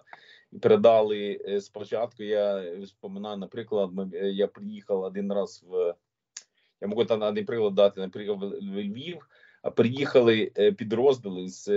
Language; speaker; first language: Ukrainian; non-native, learner; Swedish